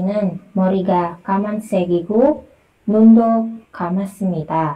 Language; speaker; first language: Korean; non-native, learner; Indonesian